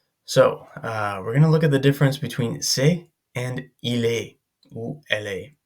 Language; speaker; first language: French; non-native, fluent; English